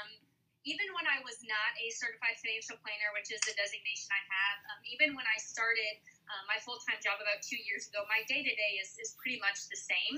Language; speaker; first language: English; native; English